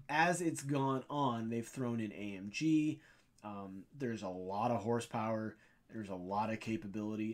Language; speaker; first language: English; native; English